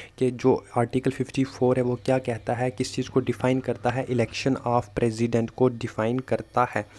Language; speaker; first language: Hindi; non-native, local second language; Kashmiri